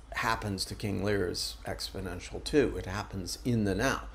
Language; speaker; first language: English; native; English